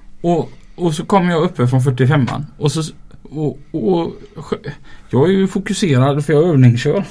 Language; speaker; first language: Swedish; native; Swedish